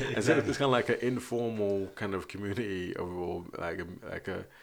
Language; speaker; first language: English; native; English